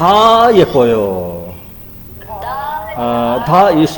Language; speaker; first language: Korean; non-native, fluent; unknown